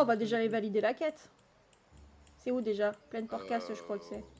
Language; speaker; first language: French; native; French